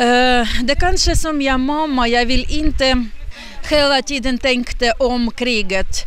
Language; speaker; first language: Swedish; non-native, learner; Ukrainian